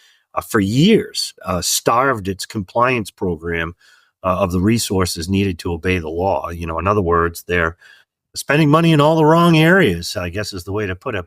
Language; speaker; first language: English; native; English